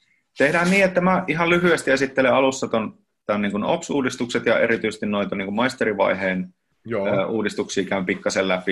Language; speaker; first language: Finnish; native; Finnish